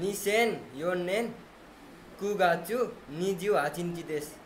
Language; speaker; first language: Japanese; non-native, learner; Nepali